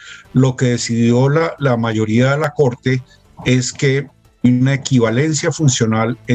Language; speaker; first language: Spanish; native; Spanish